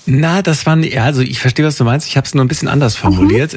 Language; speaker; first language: German; native; German